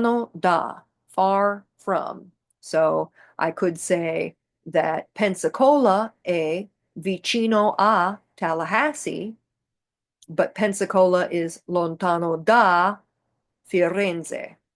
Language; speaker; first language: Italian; non-native, fluent; English